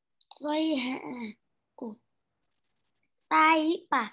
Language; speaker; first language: Chinese; non-native, learner; Vietnamese